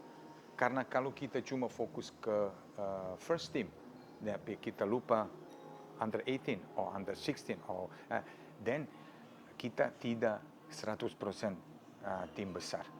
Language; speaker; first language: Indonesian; non-native, fluent; Serbian